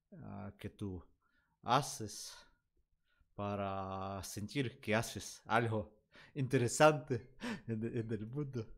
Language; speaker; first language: Spanish; non-native, learner; Russian